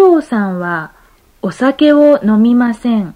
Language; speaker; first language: Mongolian; non-native, fluent; Japanese